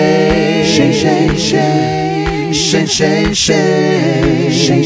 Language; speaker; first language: English; native; English